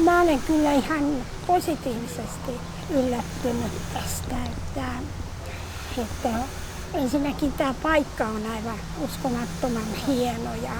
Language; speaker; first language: Finnish; native; Finnish